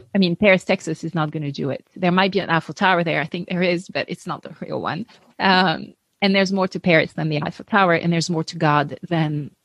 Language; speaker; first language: English; non-native, fluent; French